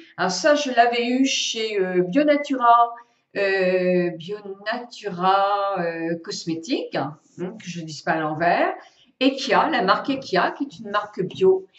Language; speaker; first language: French; native; French